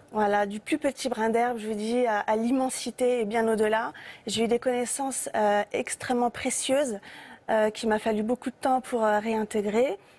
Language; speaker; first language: French; native; French